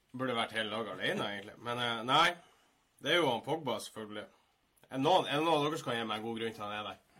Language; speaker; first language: Norwegian; native; Norwegian